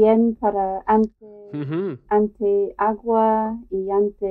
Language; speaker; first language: Spanish; non-native, learner; English